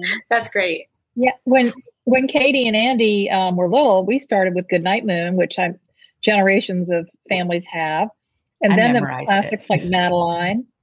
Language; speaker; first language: English; native; English